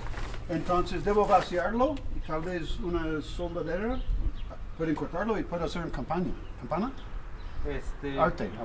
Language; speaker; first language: Spanish; non-native, learner; English